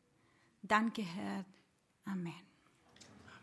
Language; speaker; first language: German; non-native, learner; Spanish